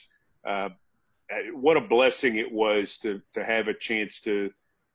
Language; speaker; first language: English; native; English